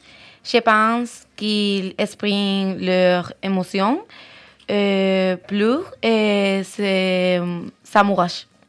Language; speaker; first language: French; non-native, learner; Spanish